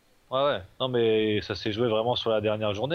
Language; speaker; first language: French; native; French